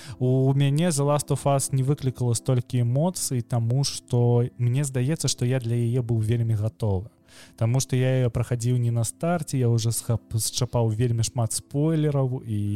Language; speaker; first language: Belarusian; non-native, local second language; Russian